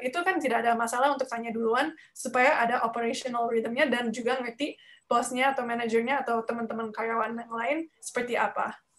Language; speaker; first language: Indonesian; early bilingual, heritage; Indonesian